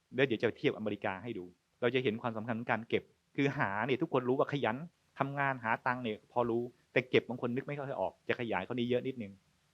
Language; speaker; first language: Thai; native; Thai